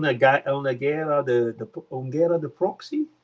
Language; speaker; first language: Spanish; non-native, learner; French